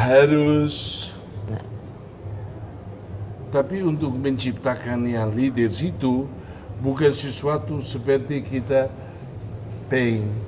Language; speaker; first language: Indonesian; non-native, fluent; Tetum